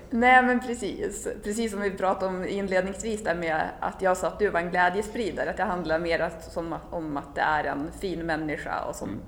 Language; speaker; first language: Swedish; native; Swedish